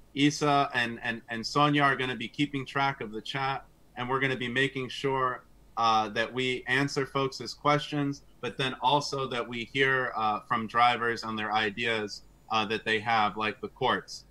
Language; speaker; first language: English; native; English